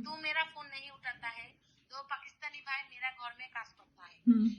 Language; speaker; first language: Hindi; non-native, learner; Bangla